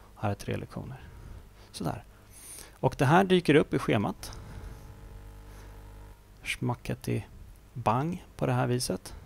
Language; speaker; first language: Swedish; native; Swedish